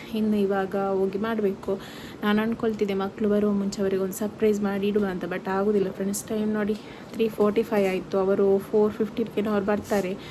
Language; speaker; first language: Kannada; non-native, local second language; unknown